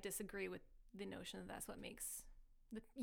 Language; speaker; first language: English; native; English